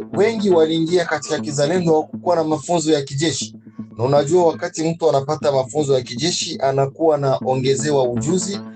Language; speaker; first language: Swahili; native; Swahili